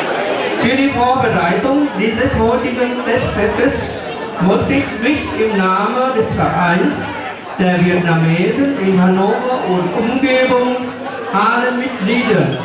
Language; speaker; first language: German; non-native, fluent; Vietnamese